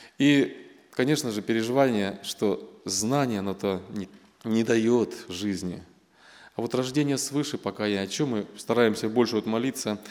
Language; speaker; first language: Russian; non-native, local second language; Armenian